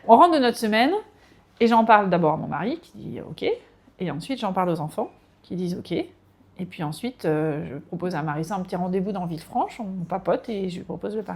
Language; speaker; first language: French; native; French